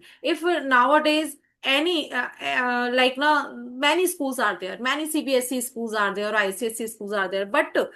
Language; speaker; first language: English; non-native, fluent; Hindi